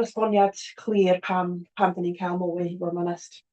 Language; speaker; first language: Welsh; native; Welsh